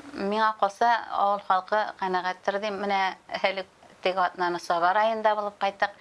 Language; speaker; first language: Tatar; native; Tatar